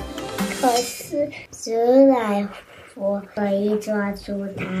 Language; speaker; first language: Chinese; early bilingual, heritage; English